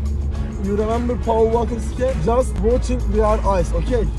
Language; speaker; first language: English; non-native, learner; Turkish